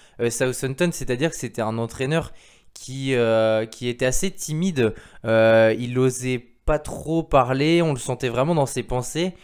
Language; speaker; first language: French; native; French